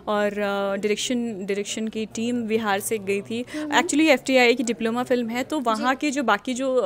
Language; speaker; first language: Hindi; native; Hindi